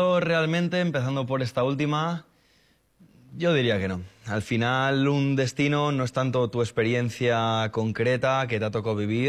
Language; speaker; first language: Spanish; native; Spanish